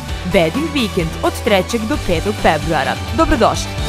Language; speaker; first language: Croatian; native; Croatian